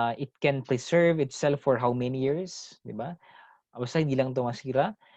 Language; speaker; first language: Filipino; non-native, local second language; Iloko